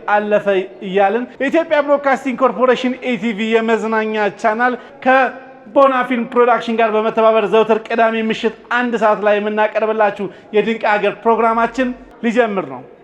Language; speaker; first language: Amharic; native; Amharic